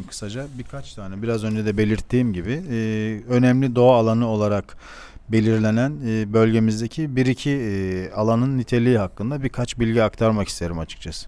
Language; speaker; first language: Turkish; native; Turkish